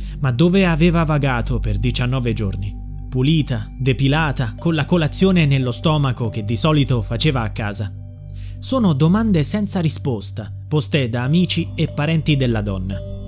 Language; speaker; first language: Italian; native; Italian